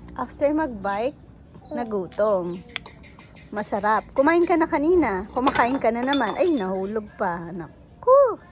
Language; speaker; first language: Filipino; native; Filipino